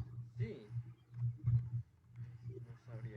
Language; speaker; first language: Spanish; native; Spanish